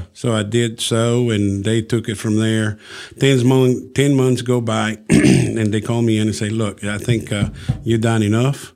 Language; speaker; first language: English; early bilingual, other home language; Spanish